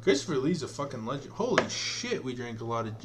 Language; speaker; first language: English; native; English